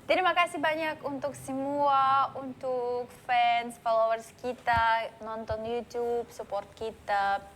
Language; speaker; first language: Indonesian; non-native, learner; Russian